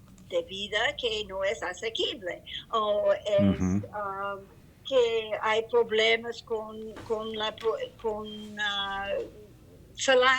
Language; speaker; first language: Spanish; non-native, learner; English